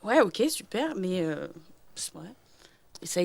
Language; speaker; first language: French; native; French